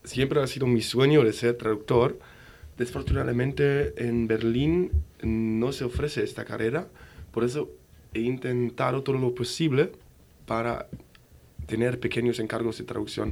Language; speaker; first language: Spanish; non-native, fluent; German